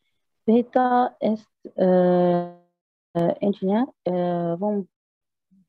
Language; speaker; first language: German; non-native, learner; Arabic